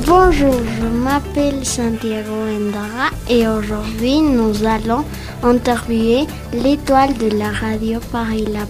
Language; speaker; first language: French; non-native, learner; Spanish